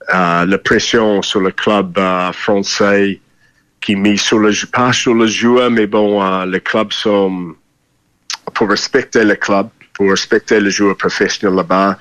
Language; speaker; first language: French; non-native, fluent; English